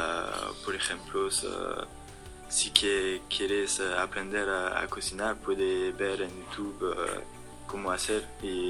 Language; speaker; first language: Spanish; non-native, learner; French